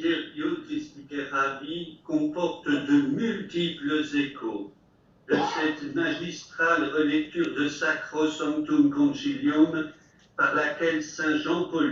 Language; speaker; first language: French; native; French